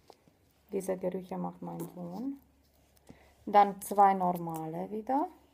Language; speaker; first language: German; non-native, fluent; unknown